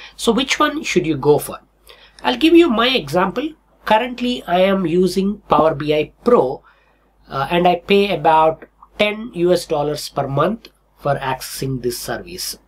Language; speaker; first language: English; non-native, local second language; Telugu